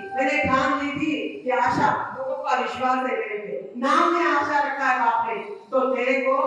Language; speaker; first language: Hindi; non-native, local second language; Marathi